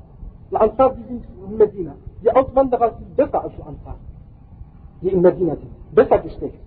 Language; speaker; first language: German; non-native, fluent; Arabic